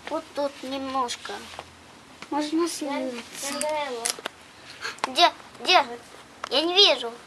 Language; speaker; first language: Russian; early bilingual, heritage; Arabic